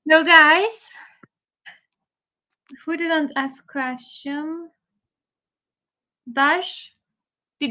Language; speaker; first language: English; non-native, fluent; Turkish